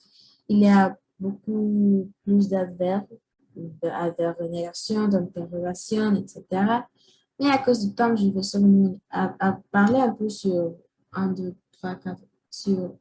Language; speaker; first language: French; non-native, learner; Spanish